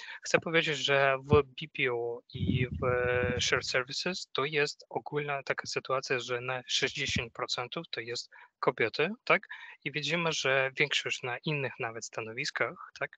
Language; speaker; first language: Polish; non-native, fluent; Ukrainian